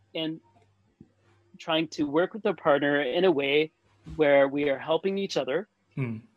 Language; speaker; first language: English; native; English